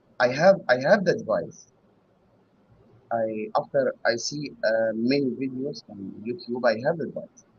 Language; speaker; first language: English; non-native, learner; Arabic